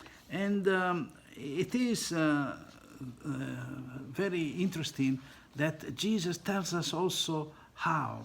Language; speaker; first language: English; non-native, fluent; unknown